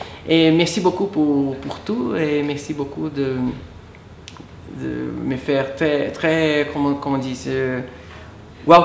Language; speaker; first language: French; non-native, learner; Portuguese